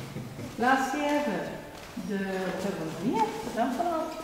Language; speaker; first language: Dutch; native; Dutch